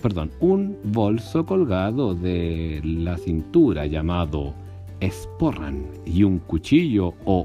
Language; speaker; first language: Spanish; native; Spanish